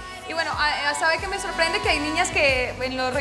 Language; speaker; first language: Spanish; native; Spanish